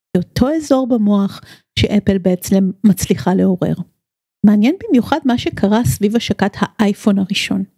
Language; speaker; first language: Hebrew; native; Hebrew